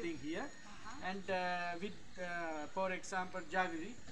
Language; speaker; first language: English; non-native, fluent; Sinhala